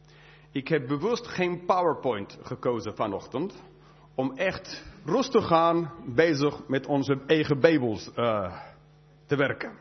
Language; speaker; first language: Dutch; non-native, fluent; English